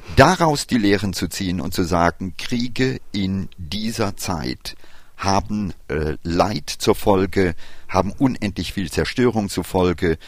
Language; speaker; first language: German; early bilingual, other home language; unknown